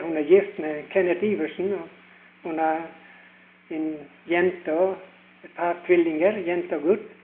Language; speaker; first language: Norwegian; early bilingual, heritage; Norwegian